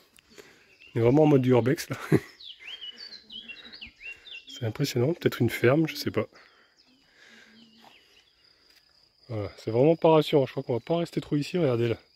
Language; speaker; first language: French; native; French